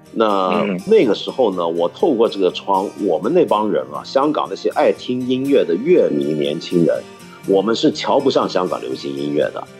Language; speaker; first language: Chinese; non-native, local second language; Cantonese